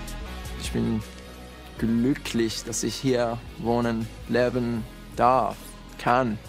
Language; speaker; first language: German; non-native, learner; Persian